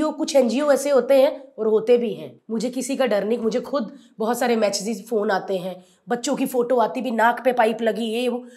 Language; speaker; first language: Hindi; non-native, local second language; Punjabi